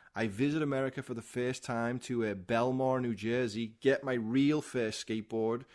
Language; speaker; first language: English; native; English